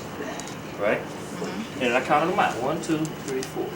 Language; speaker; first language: English; native; English